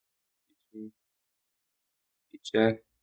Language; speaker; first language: Italian; non-native, learner; English